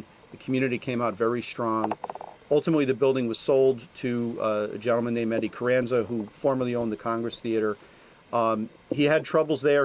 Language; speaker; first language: English; native; English